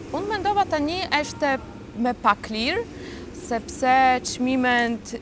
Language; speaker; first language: Albanian; non-native, learner; Polish